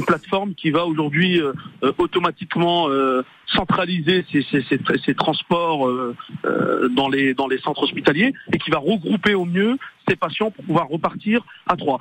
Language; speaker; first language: French; native; French